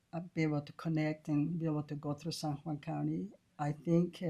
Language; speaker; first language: English; non-native, fluent; Spanish